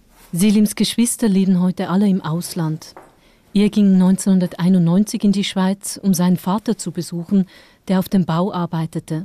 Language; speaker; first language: German; native; German